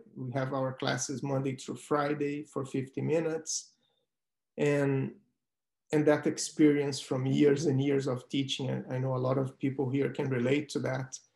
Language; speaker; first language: English; non-native, fluent; Portuguese